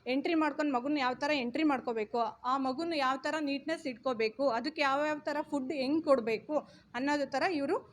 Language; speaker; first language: Kannada; native; Kannada